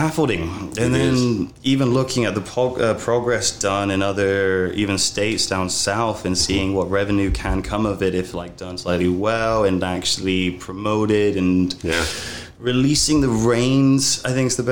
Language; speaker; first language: English; native; English